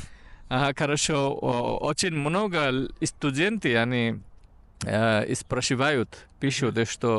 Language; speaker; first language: Russian; non-native, learner; Bangla